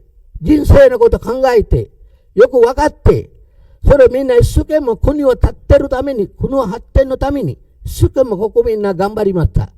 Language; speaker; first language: Japanese; non-native, learner; Sinhala